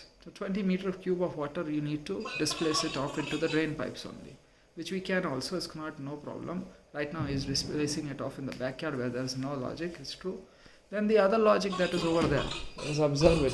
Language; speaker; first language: English; non-native, local second language; Hindi